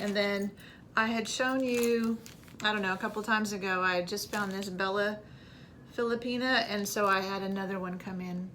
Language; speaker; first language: English; native; English